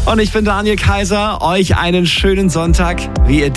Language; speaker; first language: German; native; German